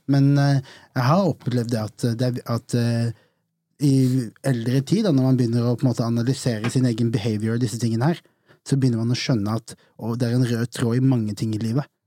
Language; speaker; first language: Norwegian; native; Norwegian